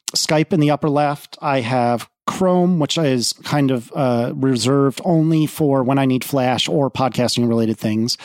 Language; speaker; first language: English; native; English